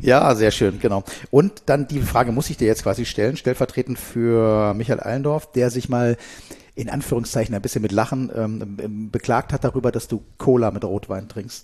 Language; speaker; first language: German; native; German